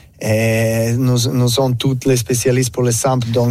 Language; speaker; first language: French; non-native, learner; Serbian